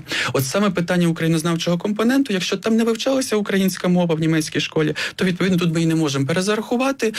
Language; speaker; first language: Ukrainian; native; Ukrainian